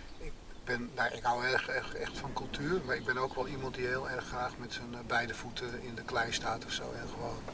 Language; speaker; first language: Dutch; native; Dutch